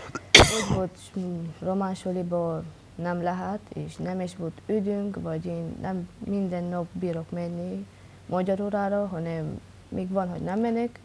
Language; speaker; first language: Hungarian; non-native, local second language; Romanian